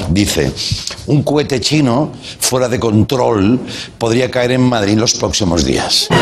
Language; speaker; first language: Spanish; native; Spanish